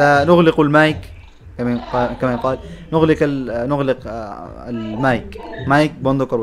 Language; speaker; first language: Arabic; non-native, fluent; Bangla